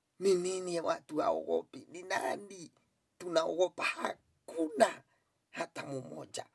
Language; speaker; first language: Swahili; non-native, local second language; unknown